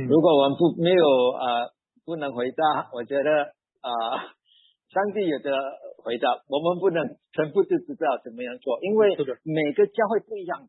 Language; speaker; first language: Chinese; early bilingual, heritage; Chinese